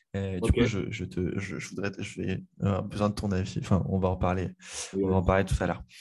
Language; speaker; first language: French; native; French